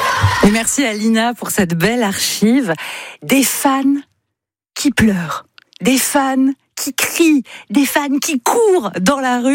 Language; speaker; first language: French; native; French